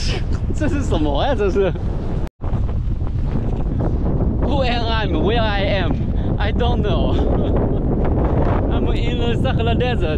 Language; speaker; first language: English; non-native, fluent; Chinese